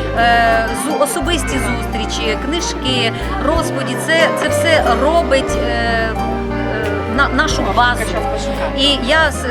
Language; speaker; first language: Ukrainian; native; Ukrainian